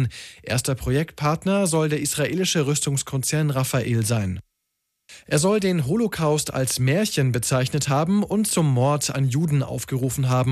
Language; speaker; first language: German; native; German